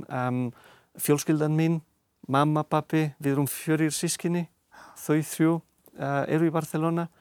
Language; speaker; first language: Icelandic; non-native, fluent; Catalan